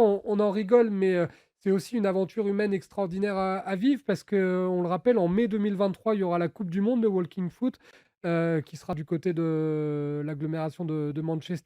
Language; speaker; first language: French; native; French